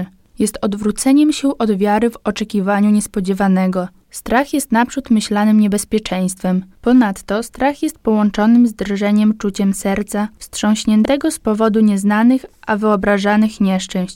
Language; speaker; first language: Polish; native; Polish